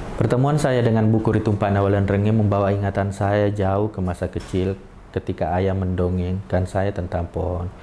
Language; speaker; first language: Indonesian; non-native, local second language; Buginese